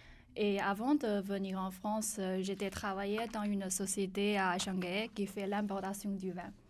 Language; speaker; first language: French; non-native, learner; Chinese